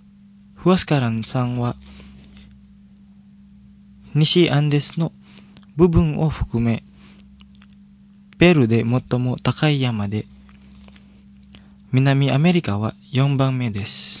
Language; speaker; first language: Japanese; non-native, fluent; Indonesian